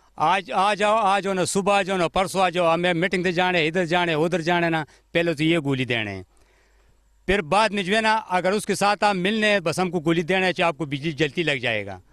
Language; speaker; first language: Urdu; non-native, local second language; Pashto